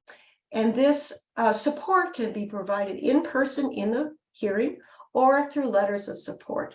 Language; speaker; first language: English; native; English